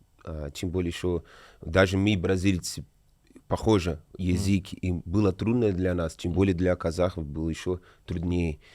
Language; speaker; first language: Russian; non-native, learner; Portuguese